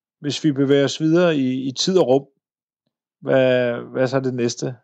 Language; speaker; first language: Danish; native; Danish